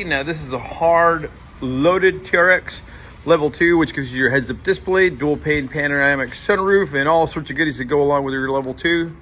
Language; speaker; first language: English; native; English